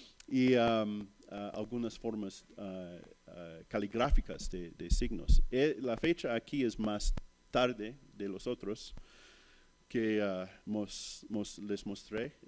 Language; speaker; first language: Spanish; non-native, fluent; English